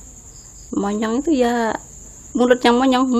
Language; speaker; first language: Indonesian; non-native, local second language; Javanese